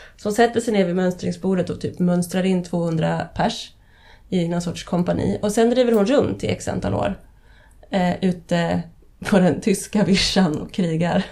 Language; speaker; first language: Swedish; native; Swedish